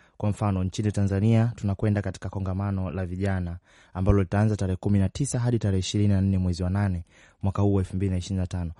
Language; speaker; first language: Swahili; native; Swahili